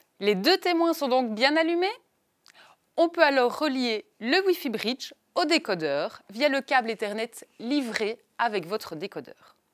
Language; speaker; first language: French; native; French